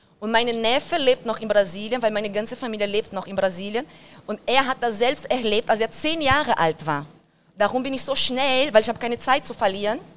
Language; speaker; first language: German; non-native, fluent; Portuguese